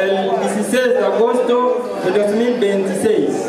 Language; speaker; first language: Spanish; non-native, learner; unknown